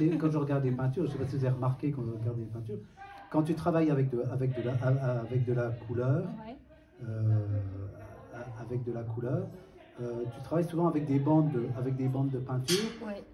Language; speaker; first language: French; native; French